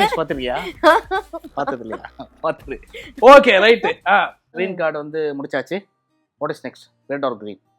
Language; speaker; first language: Tamil; native; Tamil